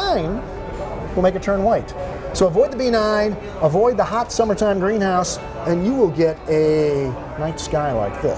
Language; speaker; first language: English; native; English